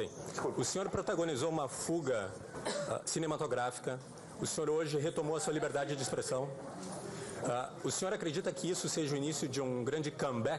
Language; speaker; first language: Portuguese; native; Portuguese